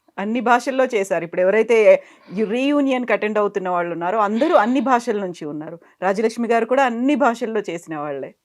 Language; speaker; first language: Telugu; native; Telugu